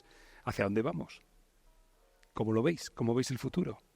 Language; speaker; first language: Spanish; native; Spanish